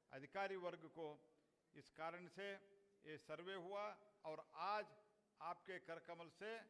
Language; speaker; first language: Hindi; non-native, local second language; Kannada